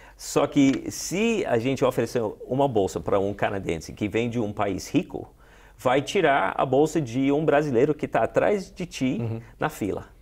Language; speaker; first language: Portuguese; non-native, fluent; English